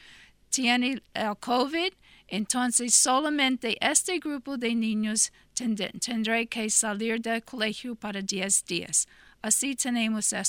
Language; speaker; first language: Spanish; non-native, fluent; English